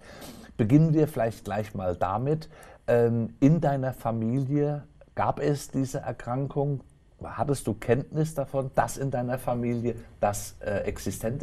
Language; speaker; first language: German; native; German